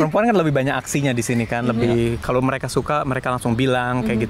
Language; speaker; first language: Indonesian; native; Indonesian